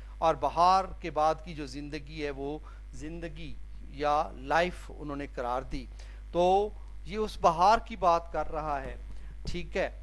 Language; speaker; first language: Urdu; non-native, local second language; Saraiki